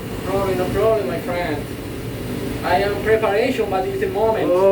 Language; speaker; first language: English; non-native, learner; Spanish